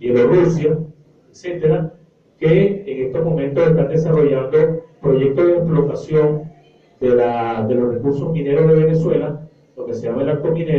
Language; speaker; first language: Spanish; native; Spanish